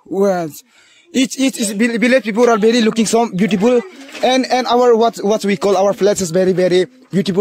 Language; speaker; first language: English; non-native, learner; Adi